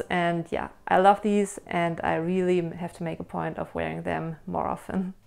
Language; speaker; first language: English; non-native, fluent; German